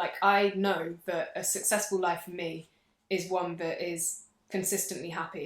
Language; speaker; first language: English; native; English